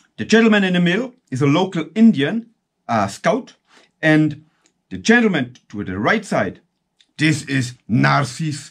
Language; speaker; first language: English; non-native, fluent; German